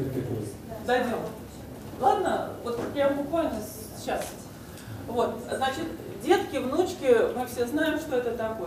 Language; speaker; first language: Russian; native; Russian